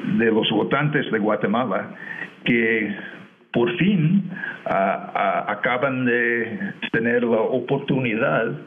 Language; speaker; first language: Spanish; non-native, fluent; English